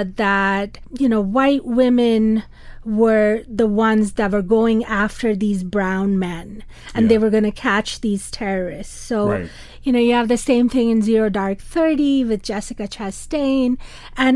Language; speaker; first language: English; non-native, local second language; Urdu